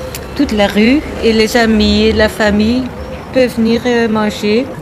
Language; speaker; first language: French; non-native, local second language; Dutch